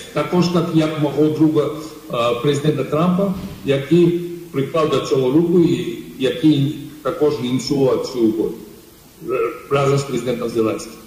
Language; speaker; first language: Ukrainian; non-native, fluent; Georgian